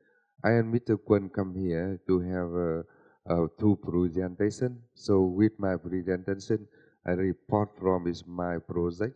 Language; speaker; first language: English; non-native, learner; Vietnamese